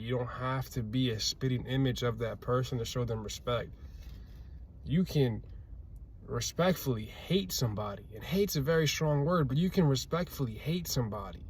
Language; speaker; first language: English; native; English